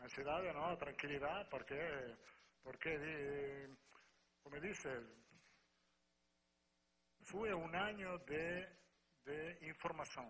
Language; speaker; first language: Portuguese; non-native, fluent; Spanish